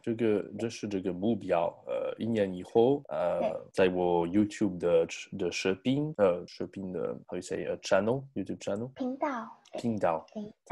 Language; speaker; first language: Chinese; non-native, learner; French